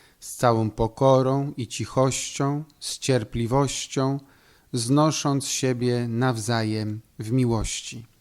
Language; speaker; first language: Polish; native; Polish